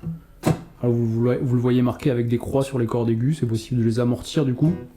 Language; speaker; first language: French; native; French